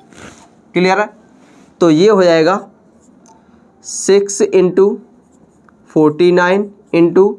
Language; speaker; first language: Hindi; native; Hindi